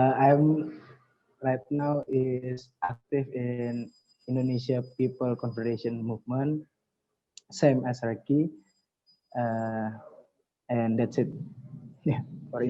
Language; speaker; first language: English; non-native, learner; Indonesian